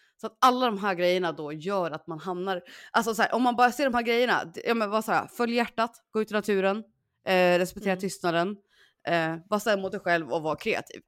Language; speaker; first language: Swedish; native; Swedish